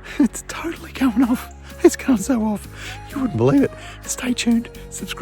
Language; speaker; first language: English; native; English